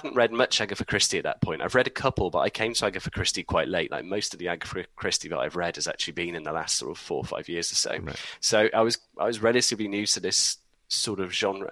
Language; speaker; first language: English; native; English